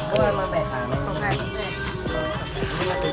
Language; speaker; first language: Thai; native; Thai